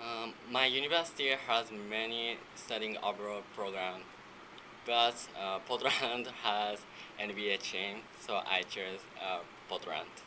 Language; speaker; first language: English; non-native, learner; Japanese